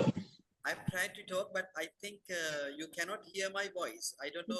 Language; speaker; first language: English; non-native, local second language; Sinhala